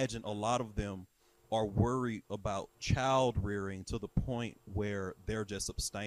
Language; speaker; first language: English; native; English